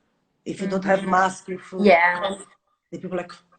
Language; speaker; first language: English; non-native, learner; Portuguese